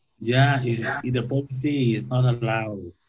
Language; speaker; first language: English; non-native, learner; Thai